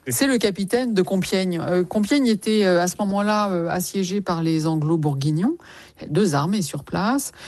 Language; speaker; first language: French; native; French